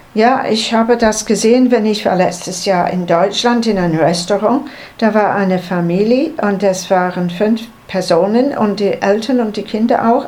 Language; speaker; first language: German; non-native, learner; English